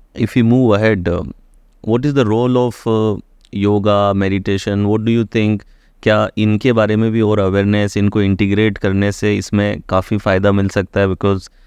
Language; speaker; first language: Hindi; native; Hindi